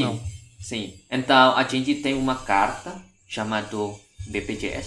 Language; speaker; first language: Portuguese; non-native, fluent; Indonesian